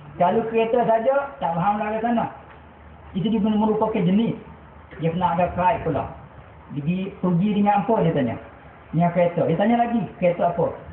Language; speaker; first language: Malay; native; Malay